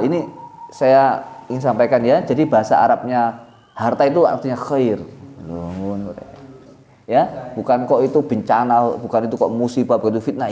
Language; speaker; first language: Indonesian; non-native, local second language; Javanese